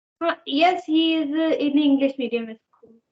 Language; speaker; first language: English; non-native, learner; Hindi